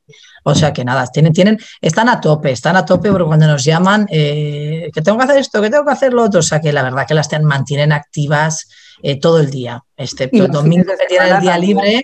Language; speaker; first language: Spanish; native; Spanish